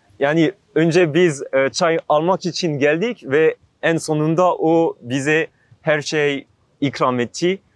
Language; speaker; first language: Turkish; non-native, learner; French